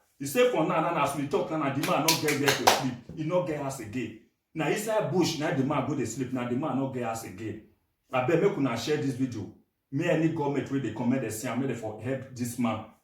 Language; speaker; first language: Nigerian Pidgin; non-native, local second language; Bini